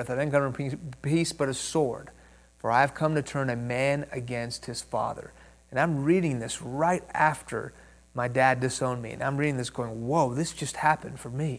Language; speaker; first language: English; early bilingual, other home language; Persian